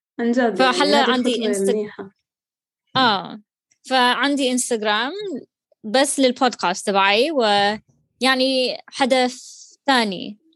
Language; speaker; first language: Arabic; non-native, learner; English